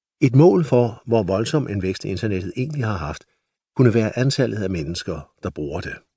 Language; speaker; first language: Danish; native; Danish